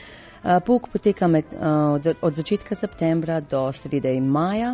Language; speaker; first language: Slovenian; early bilingual, heritage; Slovenian